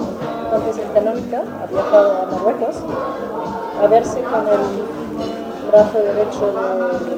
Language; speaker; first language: Spanish; non-native, fluent; German